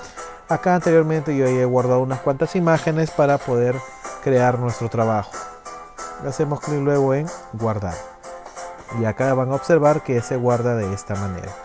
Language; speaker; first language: Spanish; native; Spanish